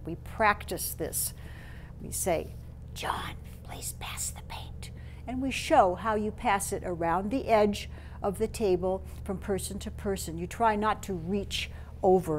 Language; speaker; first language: English; native; English